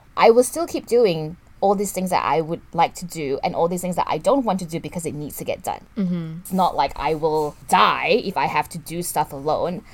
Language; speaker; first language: English; non-native, local second language; Chinese